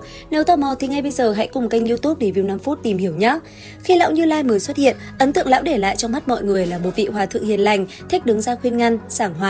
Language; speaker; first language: Vietnamese; native; Vietnamese